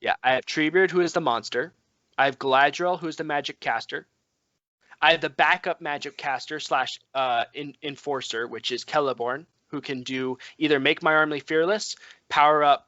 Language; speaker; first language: English; native; English